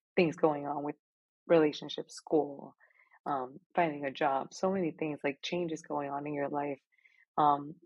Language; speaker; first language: English; non-native, fluent; Spanish